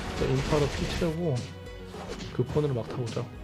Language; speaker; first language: Korean; native; Korean